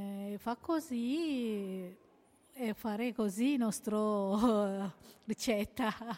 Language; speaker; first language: Italian; non-native, learner; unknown